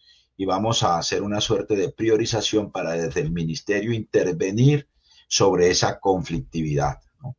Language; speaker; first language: Spanish; native; Spanish